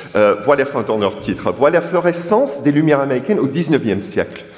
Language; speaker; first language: French; non-native, fluent; English